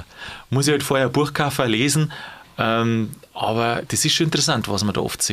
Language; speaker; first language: German; native; German